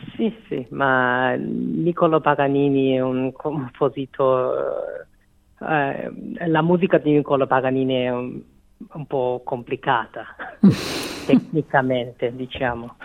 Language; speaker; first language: Italian; non-native, fluent; Korean